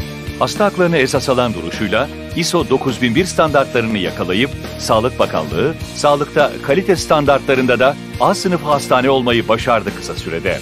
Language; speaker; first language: Turkish; native; Turkish